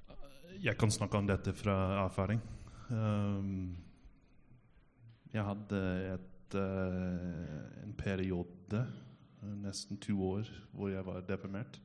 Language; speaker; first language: Norwegian; non-native, fluent; English